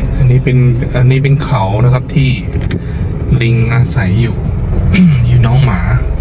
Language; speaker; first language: Thai; native; Thai